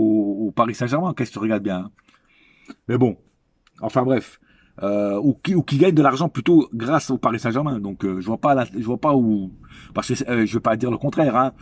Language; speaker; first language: French; native; French